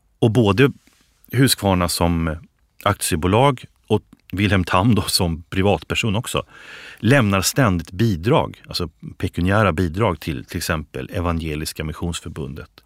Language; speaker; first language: Swedish; native; Swedish